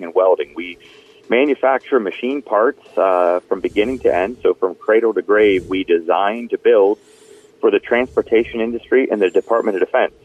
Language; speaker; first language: English; native; English